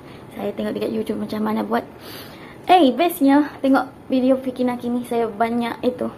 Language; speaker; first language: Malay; non-native, fluent; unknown